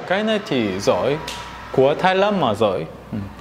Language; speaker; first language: Vietnamese; non-native, learner; Korean